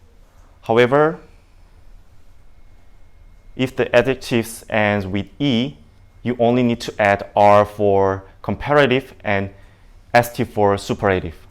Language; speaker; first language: English; non-native, learner; Indonesian